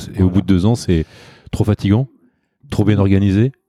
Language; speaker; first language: French; native; French